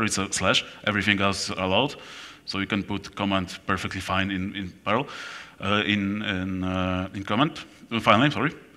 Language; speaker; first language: English; non-native, fluent; Polish